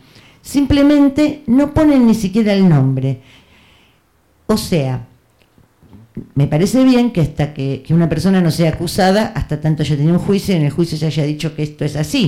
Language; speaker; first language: Spanish; native; Spanish